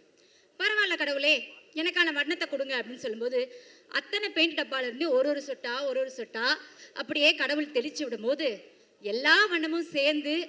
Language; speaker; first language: Tamil; native; Tamil